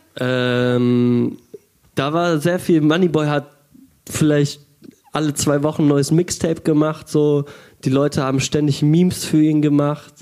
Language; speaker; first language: German; early bilingual, other home language; Russian